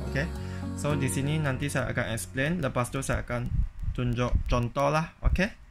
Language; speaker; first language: Malay; native; Malay